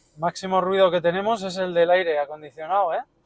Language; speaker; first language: Spanish; native; Spanish